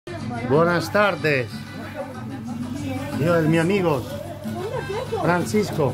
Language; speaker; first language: Spanish; non-native, learner; Italian